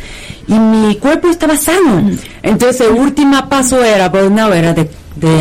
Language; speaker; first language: Spanish; non-native, fluent; Korean